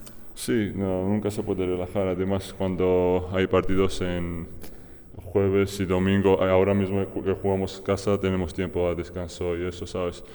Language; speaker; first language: Spanish; non-native, fluent; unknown